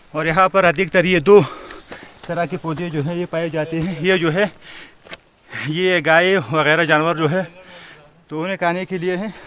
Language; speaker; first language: Hindi; non-native, fluent; Pashto